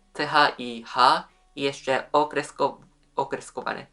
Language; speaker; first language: Polish; non-native, fluent; Japanese